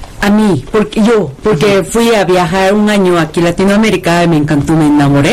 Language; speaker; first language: Spanish; non-native, fluent; Korean